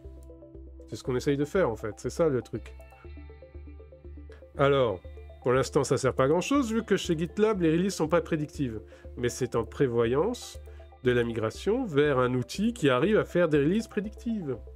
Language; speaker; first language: French; native; French